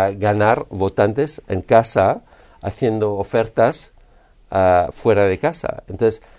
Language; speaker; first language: Spanish; non-native, fluent; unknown